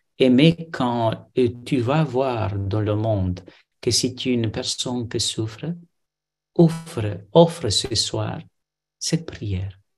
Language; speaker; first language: French; non-native, fluent; Romanian